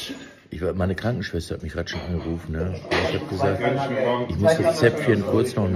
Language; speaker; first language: German; native; German